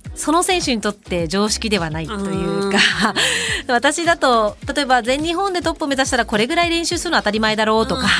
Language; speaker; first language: Japanese; native; Japanese